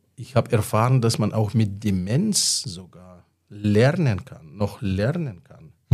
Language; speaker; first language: German; non-native, fluent; Russian